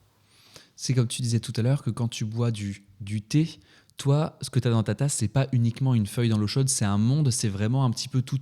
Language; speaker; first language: French; native; French